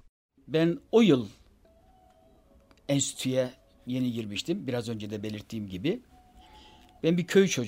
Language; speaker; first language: Turkish; native; Turkish